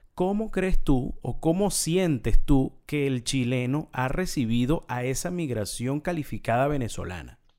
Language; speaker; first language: Spanish; native; Spanish